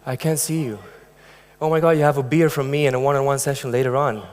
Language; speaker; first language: English; non-native, fluent; Romanian